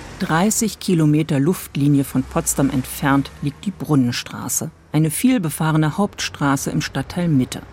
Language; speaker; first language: German; native; German